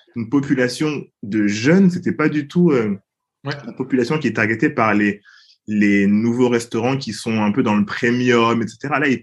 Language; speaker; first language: French; native; French